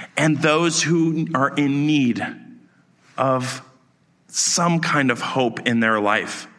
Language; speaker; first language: English; native; English